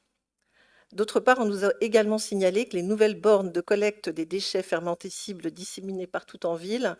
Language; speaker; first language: French; native; French